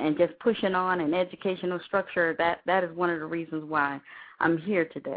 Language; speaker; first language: English; native; English